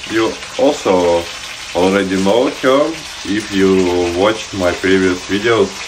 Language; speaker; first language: English; non-native, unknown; Russian